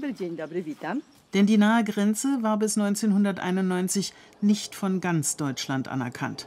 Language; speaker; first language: German; native; German